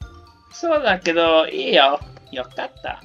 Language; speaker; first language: Japanese; non-native, learner; Spanish